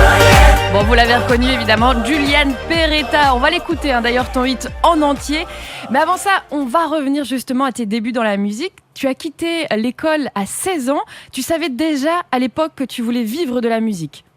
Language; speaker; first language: French; native; French